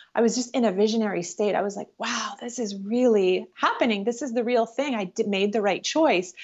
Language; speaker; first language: English; native; English